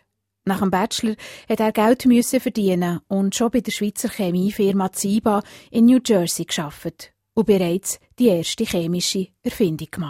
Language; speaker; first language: German; native; German